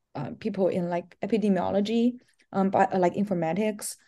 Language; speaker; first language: English; non-native, fluent; Chinese